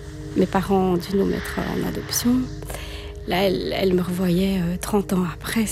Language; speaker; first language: French; native; French